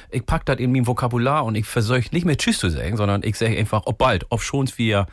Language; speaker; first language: German; native; German